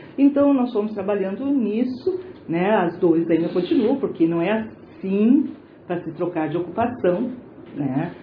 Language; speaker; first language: Portuguese; native; Portuguese